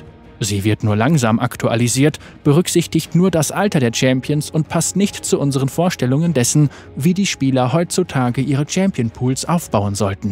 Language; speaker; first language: German; native; German